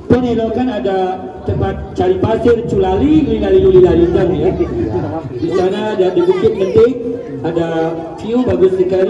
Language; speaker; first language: Indonesian; non-native, learner; English